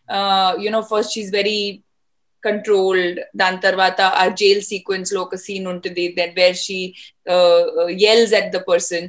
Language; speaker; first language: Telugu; non-native, fluent; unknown